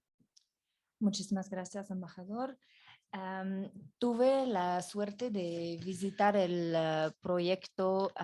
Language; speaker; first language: Spanish; non-native, fluent; French